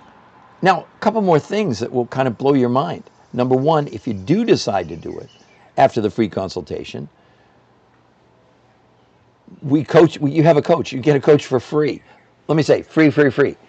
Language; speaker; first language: English; native; English